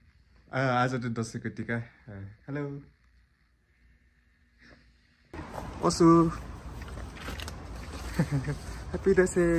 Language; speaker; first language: Nepali; native; Nepali